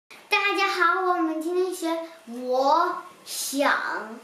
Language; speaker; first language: Chinese; early bilingual, heritage; Chinese